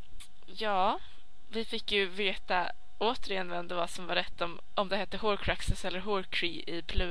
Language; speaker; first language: Swedish; native; Swedish